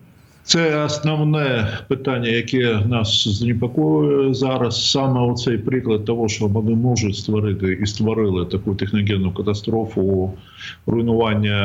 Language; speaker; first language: Ukrainian; native; Ukrainian